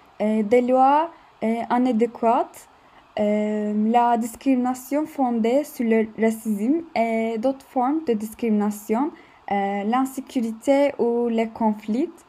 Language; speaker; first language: French; non-native, learner; Turkish